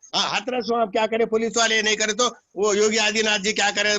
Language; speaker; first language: Hindi; non-native, local second language; Telugu